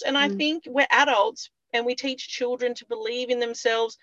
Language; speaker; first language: English; native; English